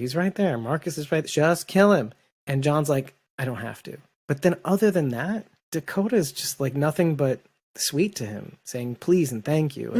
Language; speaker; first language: English; native; English